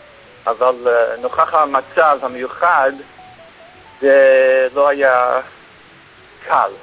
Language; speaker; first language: Hebrew; non-native, fluent; English